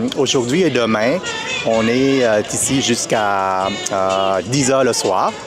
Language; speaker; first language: French; early bilingual, other home language; Vietnamese